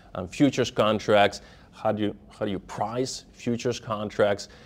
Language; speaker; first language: English; non-native, fluent; Spanish